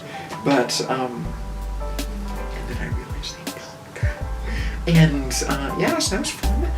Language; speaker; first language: English; native; English